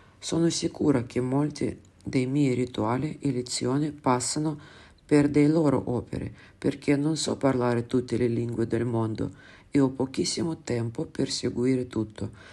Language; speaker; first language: Italian; non-native, fluent; Russian